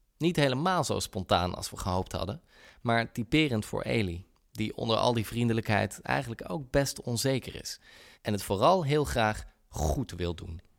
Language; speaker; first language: Dutch; native; Dutch